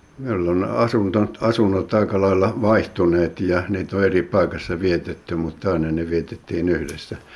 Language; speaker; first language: Finnish; native; Finnish